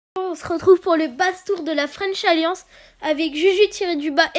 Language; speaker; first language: French; native; French